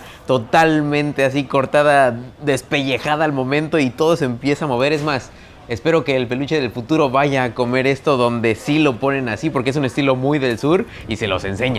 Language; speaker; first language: Spanish; native; Spanish